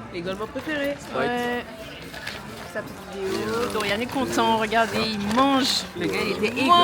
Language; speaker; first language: French; native; French